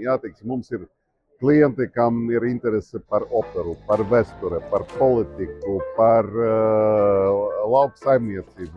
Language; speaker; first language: Latvian; non-native, local second language; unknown